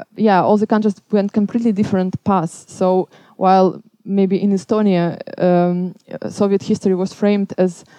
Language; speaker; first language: English; non-native, fluent; Belarusian